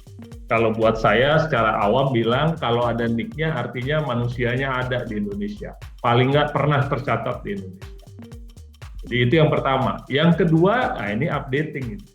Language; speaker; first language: Indonesian; native; Indonesian